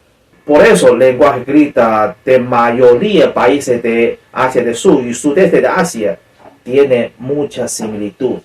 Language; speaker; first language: Spanish; non-native, learner; Chinese